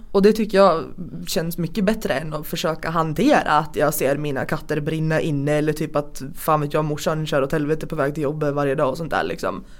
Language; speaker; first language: Swedish; native; Swedish